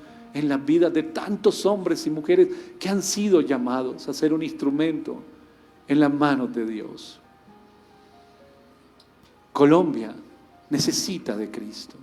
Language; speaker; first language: Spanish; native; Spanish